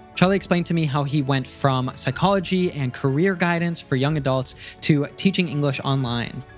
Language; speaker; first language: English; native; English